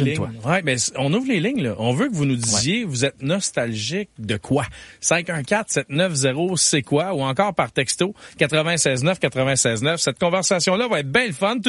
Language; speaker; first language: French; native; French